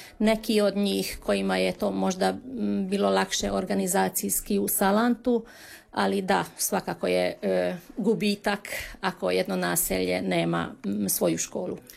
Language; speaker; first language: Serbian; early bilingual, heritage; Croatian